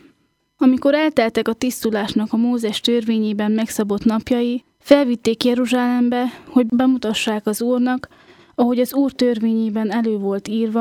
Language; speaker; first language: Hungarian; native; Hungarian